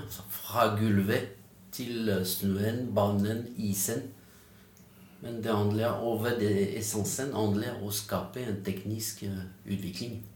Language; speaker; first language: Norwegian; non-native, fluent; French